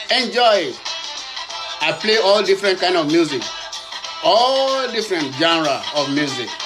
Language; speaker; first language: English; non-native, local second language; Yoruba